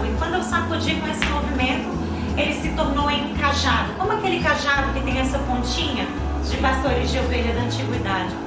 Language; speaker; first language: Portuguese; native; Portuguese